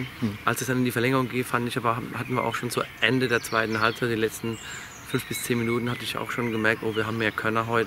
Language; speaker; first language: German; native; German